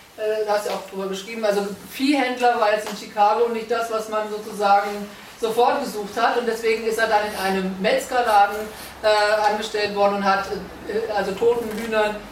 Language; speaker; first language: German; native; German